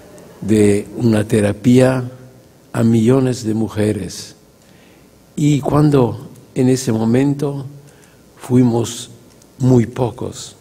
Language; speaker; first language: Spanish; non-native, fluent; Italian